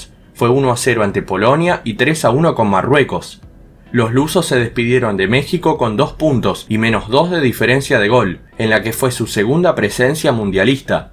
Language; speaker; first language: Spanish; native; Spanish